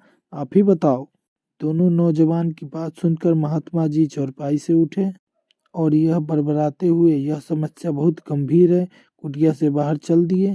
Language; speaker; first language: Hindi; native; Hindi